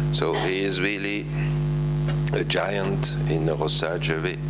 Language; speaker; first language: English; non-native, fluent; French